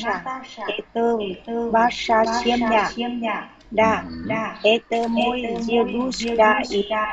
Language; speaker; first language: Russian; non-native, learner; Vietnamese